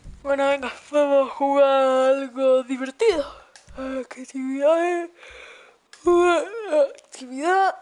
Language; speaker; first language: Spanish; native; Spanish